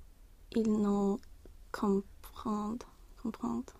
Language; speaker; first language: French; non-native, learner; Swedish